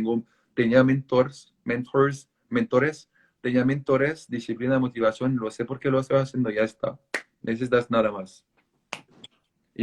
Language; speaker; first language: Spanish; non-native, fluent; French